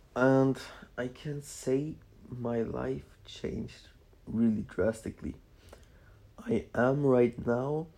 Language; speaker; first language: English; non-native, fluent; Polish